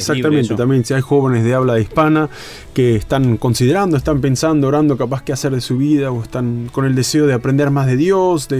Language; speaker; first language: Spanish; native; Spanish